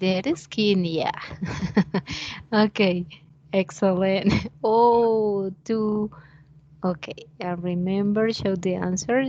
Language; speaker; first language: English; non-native, fluent; Spanish